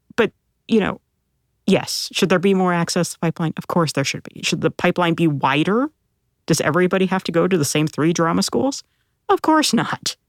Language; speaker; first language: English; early bilingual, other home language; Filipino